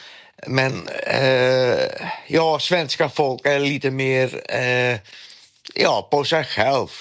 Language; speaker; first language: Swedish; non-native, fluent; Dutch